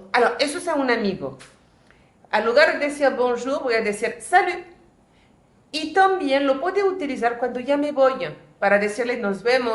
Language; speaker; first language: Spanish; non-native, fluent; French